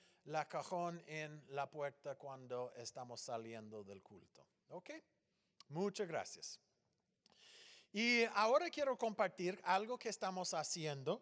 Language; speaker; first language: Spanish; non-native, fluent; English